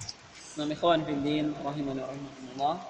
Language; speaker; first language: Arabic; non-native, fluent; Indonesian